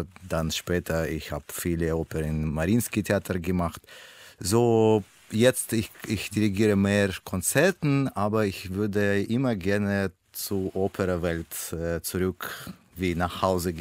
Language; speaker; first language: German; non-native, learner; Russian